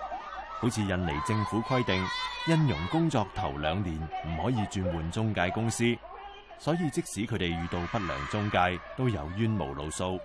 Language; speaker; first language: Cantonese; native; Cantonese